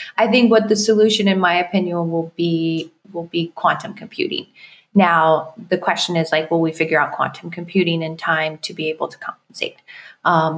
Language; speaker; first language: English; native; English